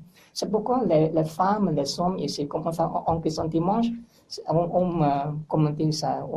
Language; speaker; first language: French; non-native, learner; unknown